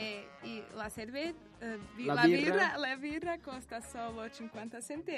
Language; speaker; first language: Italian; non-native, learner; Portuguese